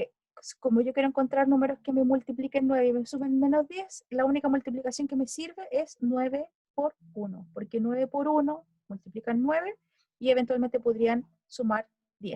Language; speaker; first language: Spanish; native; Spanish